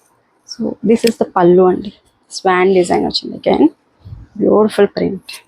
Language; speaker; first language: Telugu; native; Telugu